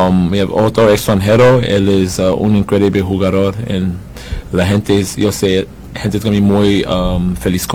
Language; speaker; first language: Spanish; non-native, learner; English